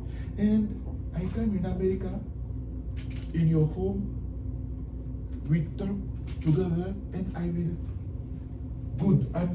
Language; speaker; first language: English; non-native, learner; French